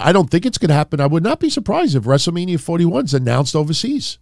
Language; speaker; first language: English; native; English